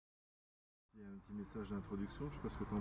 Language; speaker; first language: French; native; French